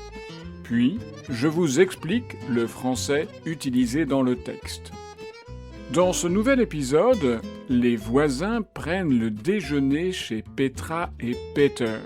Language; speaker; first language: French; native; French